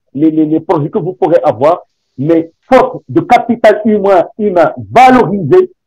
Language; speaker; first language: French; non-native, local second language; Arabic